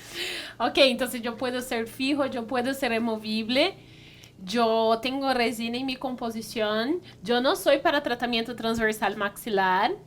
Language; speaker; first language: Spanish; non-native, fluent; Portuguese